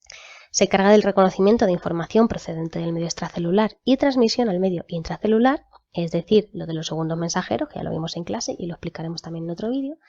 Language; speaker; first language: Spanish; native; Spanish